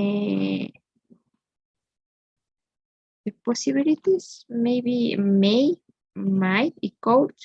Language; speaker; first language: English; non-native, learner; Spanish